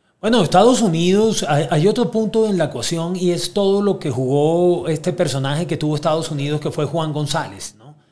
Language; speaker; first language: Spanish; native; Spanish